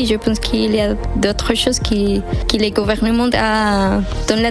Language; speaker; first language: French; non-native, fluent; Spanish